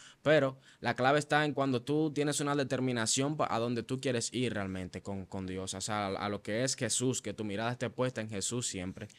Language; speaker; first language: Spanish; native; Spanish